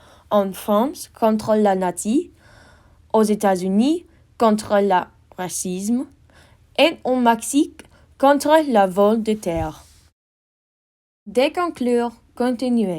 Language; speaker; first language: French; non-native, learner; English